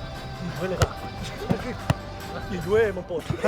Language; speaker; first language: French; non-native, learner; Spanish